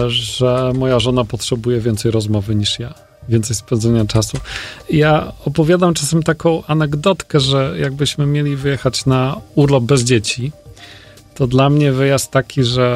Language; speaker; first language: Polish; native; Polish